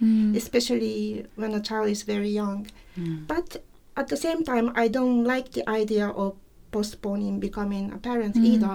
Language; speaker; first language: English; non-native, fluent; Japanese